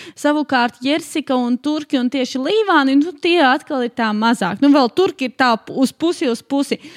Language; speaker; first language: Latvian; native; Latvian